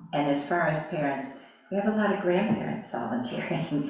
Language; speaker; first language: English; native; English